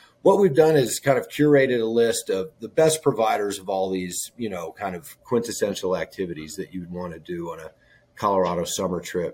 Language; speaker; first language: English; native; English